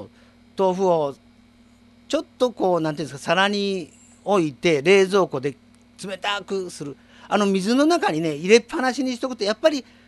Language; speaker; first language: Japanese; native; Japanese